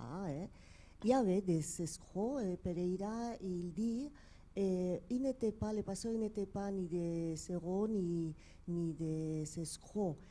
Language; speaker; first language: French; non-native, fluent; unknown